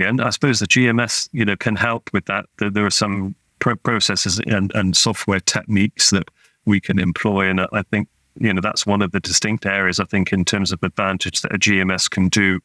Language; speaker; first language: English; native; English